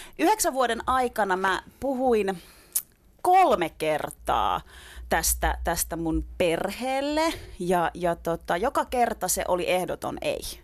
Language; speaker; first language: Finnish; early bilingual, other home language; Turkish